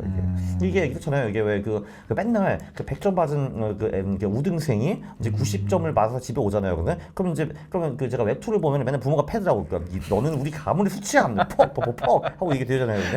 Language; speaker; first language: Korean; native; Korean